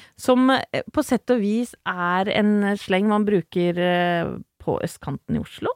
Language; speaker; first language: Norwegian; native; Norwegian